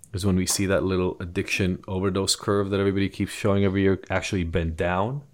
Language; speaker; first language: English; non-native, fluent; Hebrew